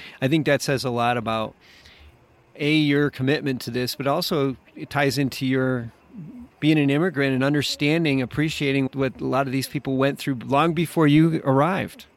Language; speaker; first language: English; native; English